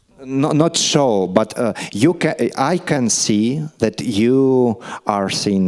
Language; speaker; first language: English; non-native, learner; Russian